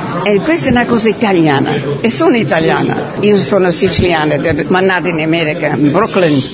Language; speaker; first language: Italian; early bilingual, heritage; Italian